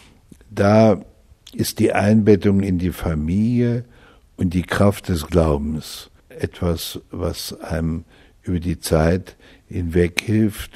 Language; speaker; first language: German; native; German